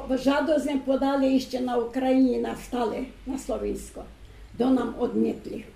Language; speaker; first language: Slovak; early bilingual, heritage; Slovak